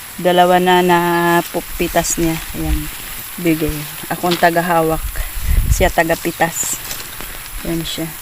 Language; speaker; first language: Filipino; non-native, local second language; Waray